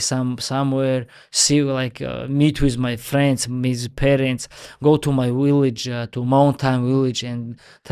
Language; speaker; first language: English; non-native, learner; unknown